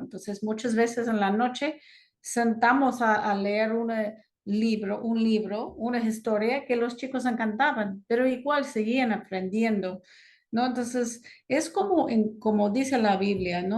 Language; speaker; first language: Spanish; non-native, fluent; English